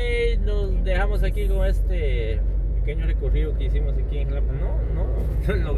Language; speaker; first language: Spanish; native; Spanish